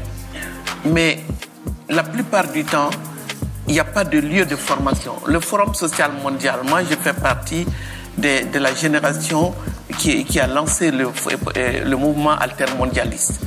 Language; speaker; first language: French; non-native, local second language; Bambara